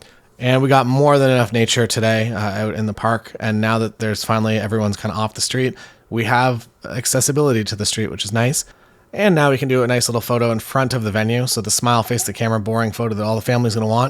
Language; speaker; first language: English; native; English